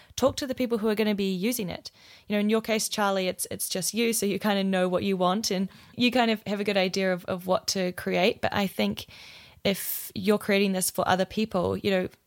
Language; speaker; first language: English; native; English